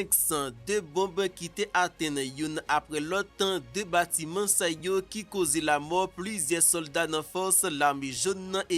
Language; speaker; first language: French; non-native, local second language; Haitian Creole